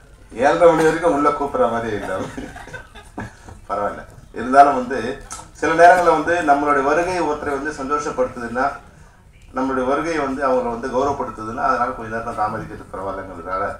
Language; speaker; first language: Tamil; native; Tamil